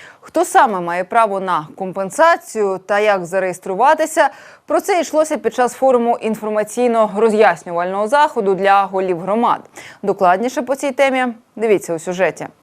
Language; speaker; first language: Ukrainian; native; Ukrainian